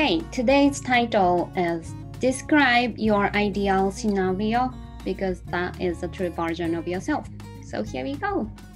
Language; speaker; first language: English; non-native, fluent; Japanese